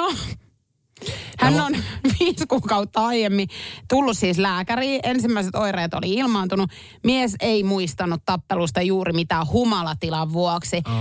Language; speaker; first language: Finnish; native; Finnish